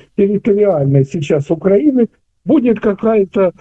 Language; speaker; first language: Russian; native; Russian